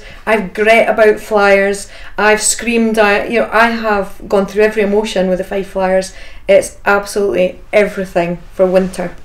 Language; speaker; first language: English; native; English